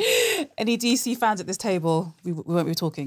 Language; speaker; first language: English; native; English